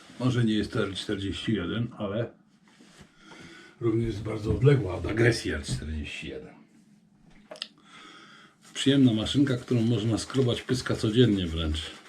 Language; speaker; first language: Polish; native; Polish